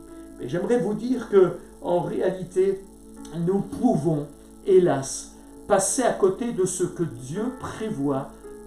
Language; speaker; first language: French; native; French